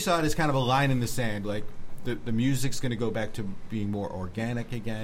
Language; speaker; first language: English; native; English